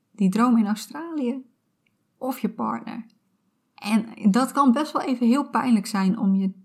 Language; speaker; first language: Dutch; native; Dutch